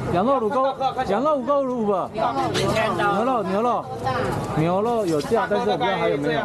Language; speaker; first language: Chinese; native; Chinese